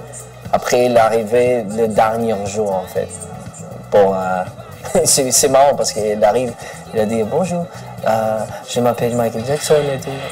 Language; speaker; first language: French; non-native, learner; English